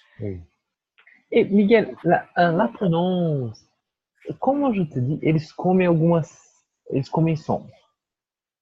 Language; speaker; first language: French; non-native, fluent; Portuguese